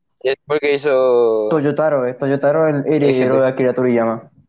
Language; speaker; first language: Spanish; native; Spanish